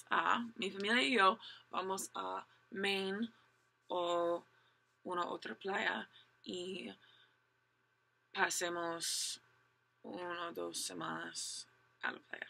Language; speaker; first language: Spanish; non-native, learner; English